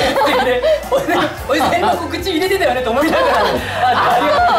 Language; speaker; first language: Japanese; native; Japanese